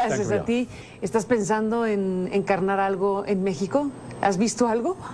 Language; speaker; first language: Spanish; native; Spanish